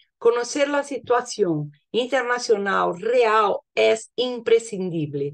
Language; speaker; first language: Spanish; non-native, learner; Portuguese